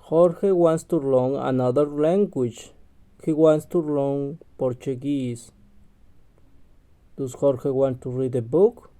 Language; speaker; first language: English; non-native, learner; Spanish